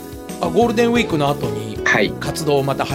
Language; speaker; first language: Japanese; native; Japanese